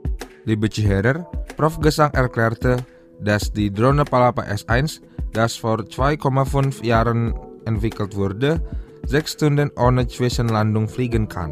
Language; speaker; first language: German; non-native, fluent; Indonesian